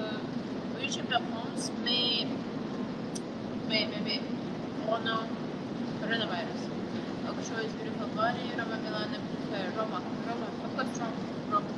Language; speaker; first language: French; non-native, learner; Russian